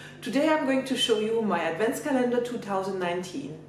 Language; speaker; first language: English; non-native, fluent; German